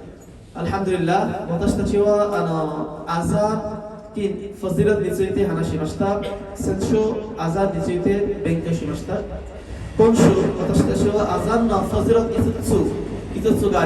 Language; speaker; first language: Japanese; non-native, learner; Bangla